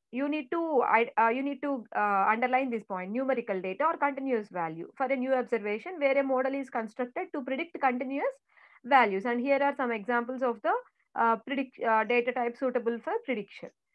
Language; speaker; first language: English; non-native, local second language; Telugu